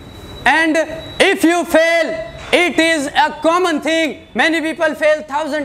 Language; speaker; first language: English; non-native, learner; Hindi